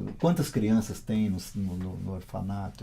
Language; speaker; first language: Portuguese; native; Portuguese